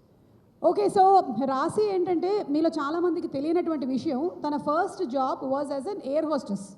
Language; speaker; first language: Telugu; native; Telugu